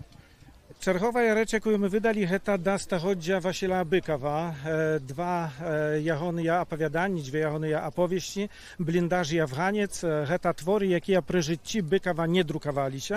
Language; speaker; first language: Polish; non-native, local second language; Belarusian